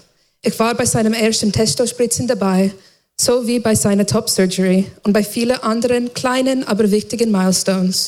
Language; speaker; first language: German; non-native, fluent; English